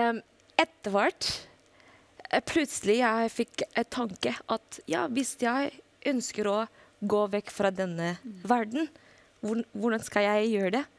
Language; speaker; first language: Norwegian; non-native, fluent; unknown